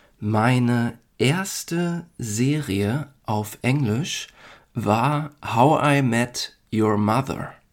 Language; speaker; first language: German; native; German